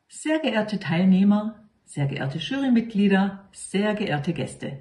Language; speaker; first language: German; non-native, fluent; Polish